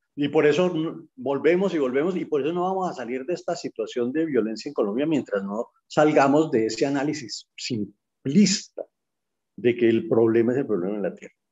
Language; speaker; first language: Spanish; native; Spanish